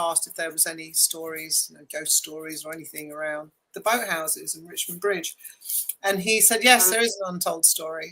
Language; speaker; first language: English; native; English